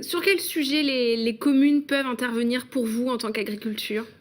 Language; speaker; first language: French; native; French